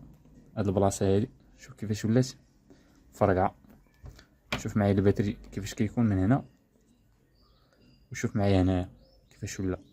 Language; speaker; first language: Arabic; native; Arabic